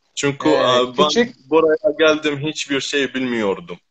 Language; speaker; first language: Turkish; non-native, learner; Arabic